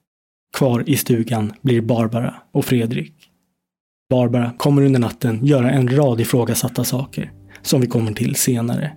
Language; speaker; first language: Swedish; native; Swedish